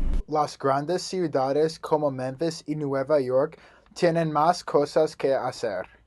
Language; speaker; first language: Spanish; non-native, learner; English